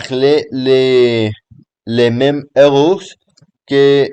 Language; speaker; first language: French; non-native, learner; Spanish